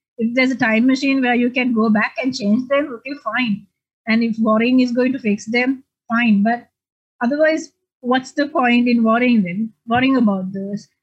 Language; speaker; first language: English; non-native, local second language; Sinhala